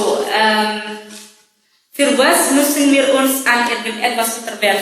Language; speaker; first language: German; non-native, learner; Indonesian